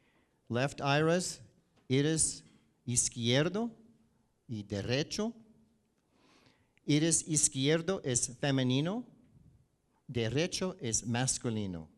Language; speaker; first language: Spanish; non-native, learner; English